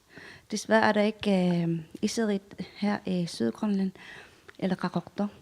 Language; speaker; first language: Danish; non-native, local second language; Kalaallisut